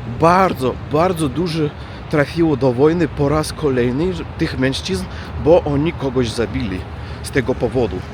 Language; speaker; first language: Polish; non-native, learner; Russian